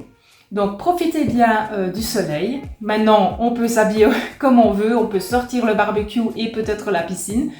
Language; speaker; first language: French; native; French